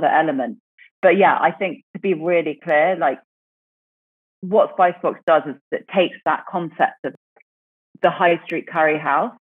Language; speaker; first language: English; native; English